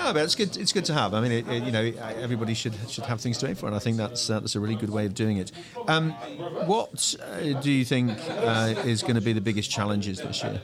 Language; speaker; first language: English; native; English